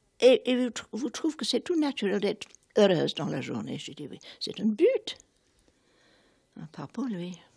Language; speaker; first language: French; non-native, fluent; English